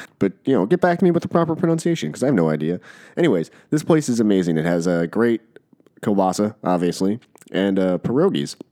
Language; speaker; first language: English; native; English